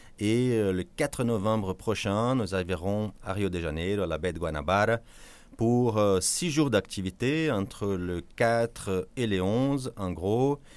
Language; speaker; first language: French; non-native, fluent; Portuguese